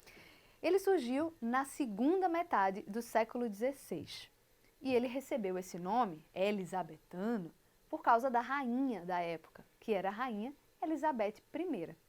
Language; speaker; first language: Portuguese; native; Portuguese